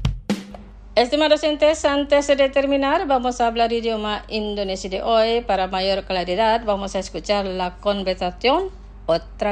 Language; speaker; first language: Spanish; non-native, fluent; Indonesian